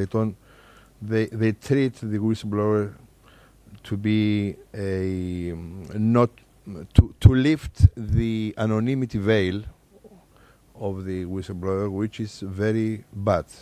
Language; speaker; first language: English; non-native, fluent; Greek